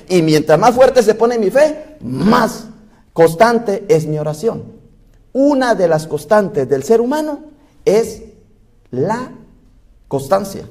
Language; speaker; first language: Spanish; native; Spanish